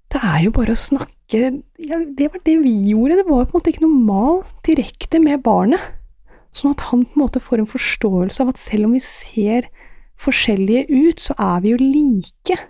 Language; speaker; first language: Norwegian; early bilingual, other home language; Persian